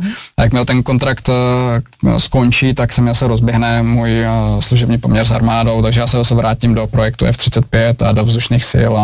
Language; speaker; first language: Czech; native; Czech